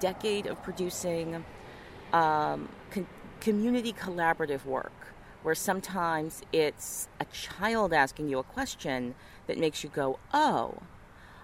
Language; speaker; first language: English; native; English